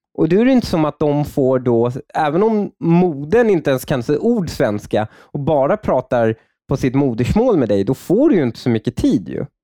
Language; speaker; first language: Swedish; native; Swedish